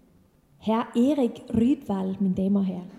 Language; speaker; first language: German; non-native, learner; Danish